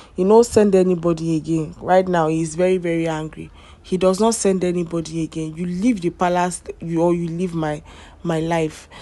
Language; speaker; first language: Nigerian Pidgin; native; Nigerian Pidgin